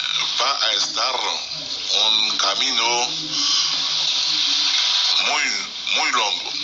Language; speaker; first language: Spanish; non-native, fluent; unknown